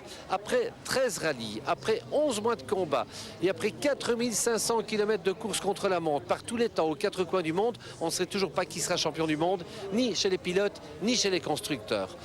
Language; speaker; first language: French; native; French